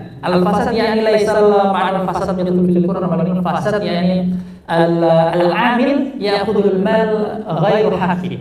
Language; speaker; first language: Arabic; non-native, learner; Indonesian